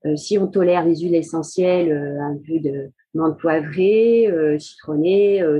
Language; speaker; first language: French; native; French